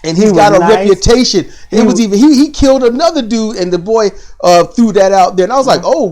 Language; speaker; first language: English; native; English